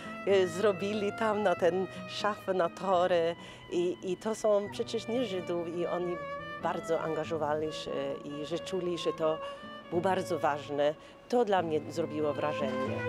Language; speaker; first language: Polish; non-native, learner; Norwegian